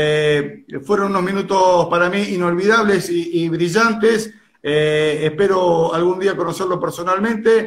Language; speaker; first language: Spanish; native; Spanish